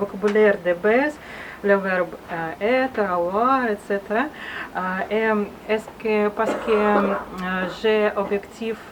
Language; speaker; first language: French; non-native, learner; Russian